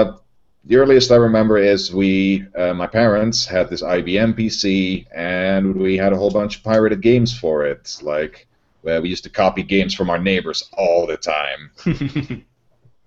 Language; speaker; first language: English; non-native, fluent; Dutch